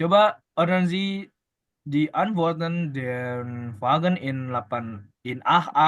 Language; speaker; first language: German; non-native, fluent; Indonesian